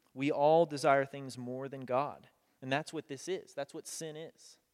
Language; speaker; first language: English; native; English